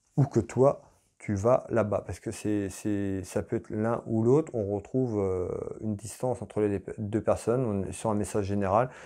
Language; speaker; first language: French; native; French